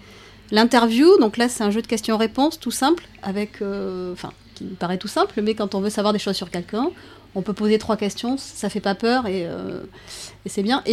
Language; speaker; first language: French; native; French